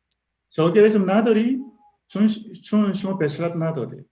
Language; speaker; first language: Persian; non-native, learner; Korean